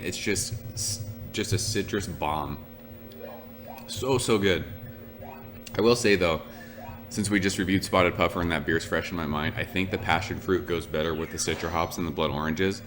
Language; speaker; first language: English; native; English